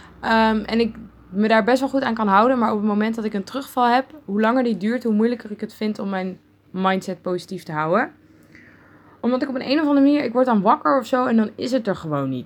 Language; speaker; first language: Dutch; native; Dutch